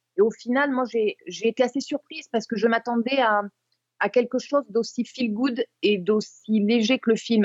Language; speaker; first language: French; native; French